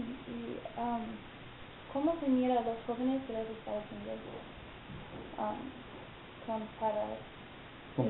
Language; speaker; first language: Spanish; non-native, learner; English